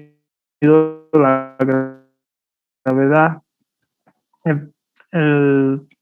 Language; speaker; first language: Spanish; native; Spanish